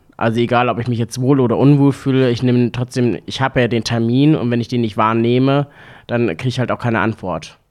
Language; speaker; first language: German; native; German